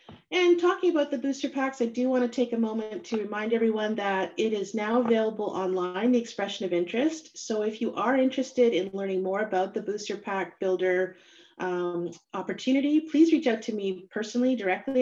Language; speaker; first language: English; native; English